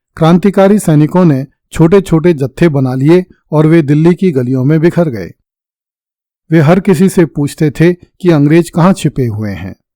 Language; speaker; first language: Hindi; native; Hindi